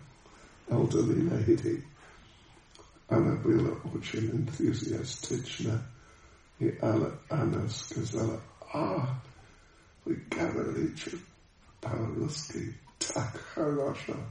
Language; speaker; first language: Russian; non-native, learner; English